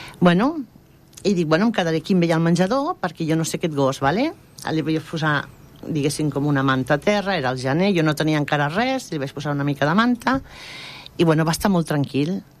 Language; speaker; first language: Catalan; non-native, local second language; Spanish